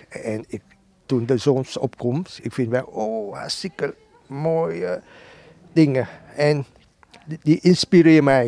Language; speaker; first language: Dutch; non-native, learner; Vietnamese